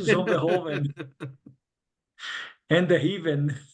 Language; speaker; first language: English; non-native, learner; Italian